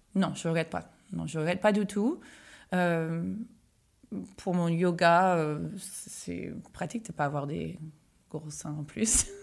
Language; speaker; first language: French; non-native, fluent; English